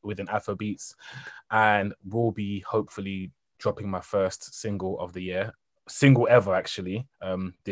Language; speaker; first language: English; native; English